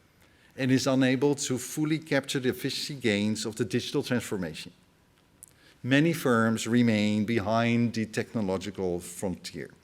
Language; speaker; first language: English; non-native, fluent; Dutch